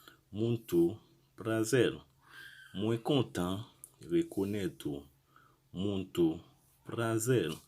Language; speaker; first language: Portuguese; non-native, learner; Haitian Creole